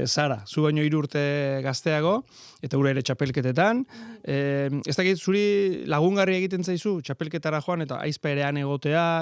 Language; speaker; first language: Basque; native; Basque